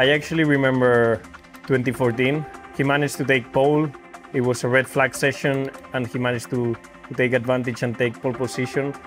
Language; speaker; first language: English; non-native, fluent; Spanish